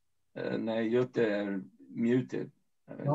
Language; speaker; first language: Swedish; non-native, fluent; English